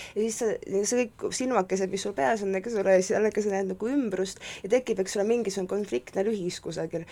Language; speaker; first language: Estonian; native; Estonian